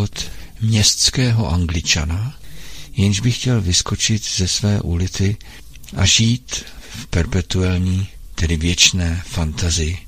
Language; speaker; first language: Czech; native; Czech